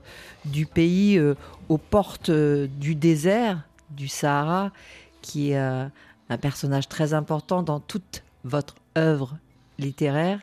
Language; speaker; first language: French; native; French